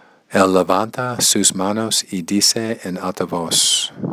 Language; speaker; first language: Spanish; non-native, learner; English